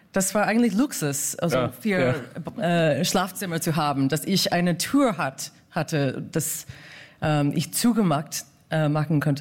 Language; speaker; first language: German; non-native, fluent; English